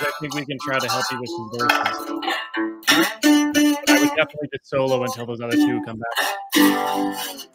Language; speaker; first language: English; native; English